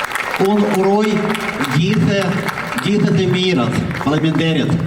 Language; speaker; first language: Albanian; non-native, learner; Ukrainian